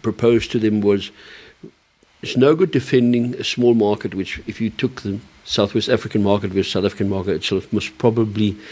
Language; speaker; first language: English; early bilingual, other home language; German